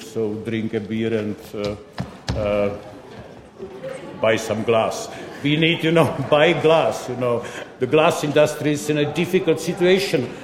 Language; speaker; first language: English; non-native, fluent; Czech